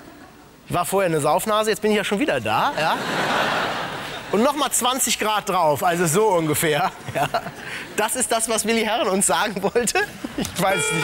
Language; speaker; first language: German; native; German